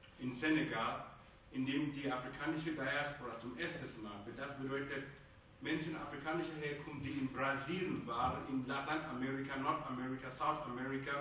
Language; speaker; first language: German; non-native, fluent; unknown